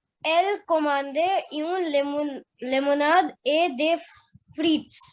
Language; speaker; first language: French; non-native, learner; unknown